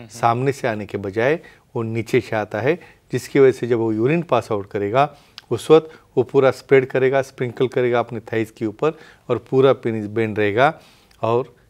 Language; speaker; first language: Hindi; non-native, local second language; Marathi